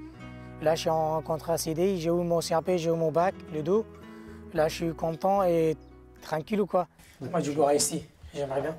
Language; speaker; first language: French; non-native, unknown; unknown